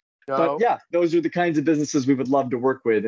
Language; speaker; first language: English; native; English